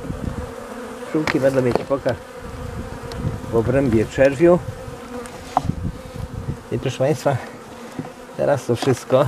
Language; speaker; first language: Polish; native; Polish